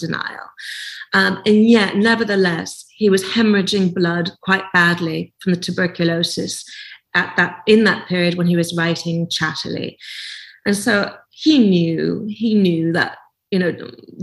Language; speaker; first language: English; native; English